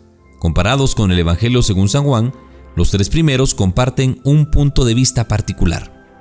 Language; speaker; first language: Spanish; native; Spanish